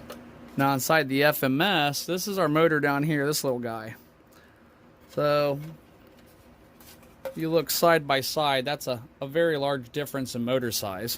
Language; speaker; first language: English; native; English